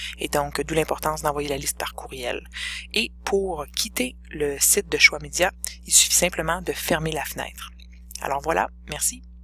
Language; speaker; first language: French; native; French